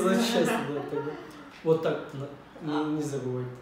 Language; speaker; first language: Russian; non-native, learner; Turkish